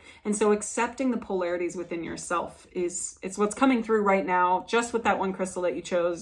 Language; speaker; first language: English; native; English